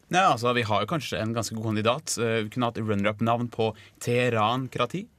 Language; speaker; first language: Norwegian; native; Norwegian